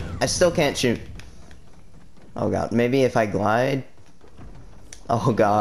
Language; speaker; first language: English; native; English